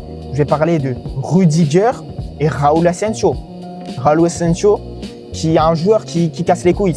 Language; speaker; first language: French; native; French